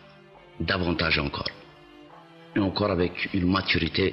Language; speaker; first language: French; non-native, local second language; Kabyle